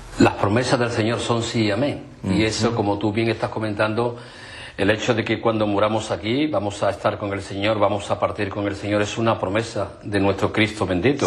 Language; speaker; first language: Spanish; native; Spanish